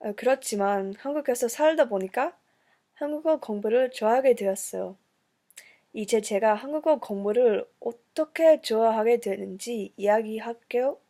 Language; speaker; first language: Korean; early bilingual, heritage; English